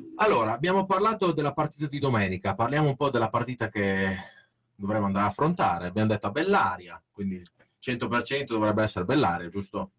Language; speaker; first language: Italian; native; Italian